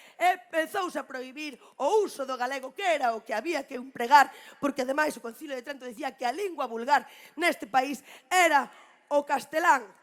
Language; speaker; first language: Galician; native; Galician